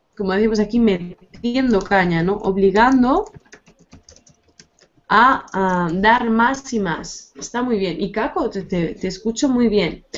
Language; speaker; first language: Spanish; native; Spanish